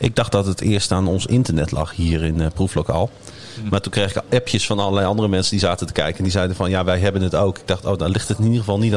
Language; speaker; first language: Dutch; native; Dutch